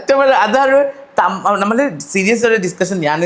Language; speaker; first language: Malayalam; non-native, fluent; Assamese